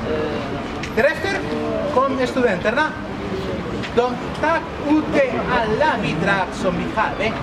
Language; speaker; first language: Swedish; non-native, learner; Spanish